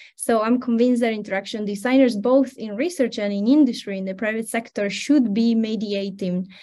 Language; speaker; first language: English; non-native, fluent; Spanish